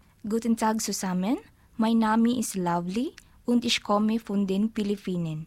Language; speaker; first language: German; non-native, learner; Filipino